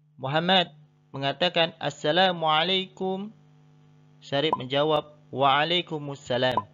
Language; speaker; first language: Indonesian; native; Indonesian